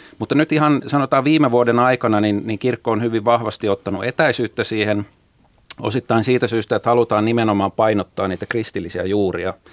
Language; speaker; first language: Finnish; native; Finnish